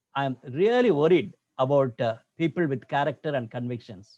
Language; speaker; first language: English; non-native, local second language; Tamil